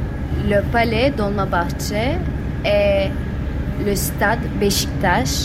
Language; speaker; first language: French; non-native, fluent; Turkish